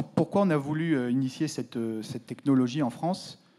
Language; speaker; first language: French; native; French